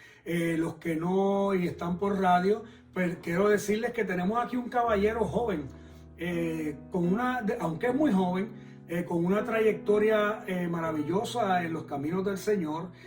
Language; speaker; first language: Spanish; native; Spanish